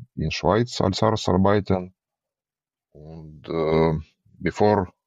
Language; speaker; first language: German; non-native, learner; Ukrainian